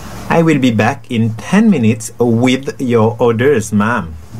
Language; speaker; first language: English; non-native, fluent; French